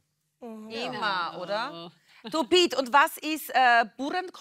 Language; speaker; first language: German; native; German